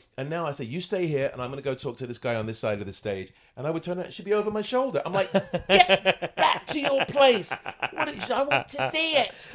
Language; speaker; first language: English; native; English